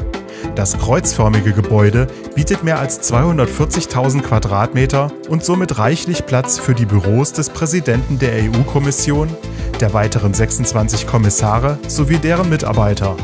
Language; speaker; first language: German; native; German